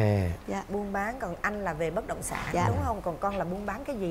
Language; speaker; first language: Vietnamese; native; Vietnamese